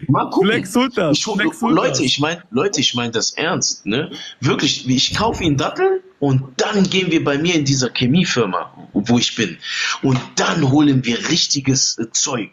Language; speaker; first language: German; native; German